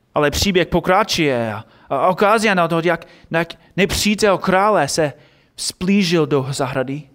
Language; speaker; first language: Czech; non-native, fluent; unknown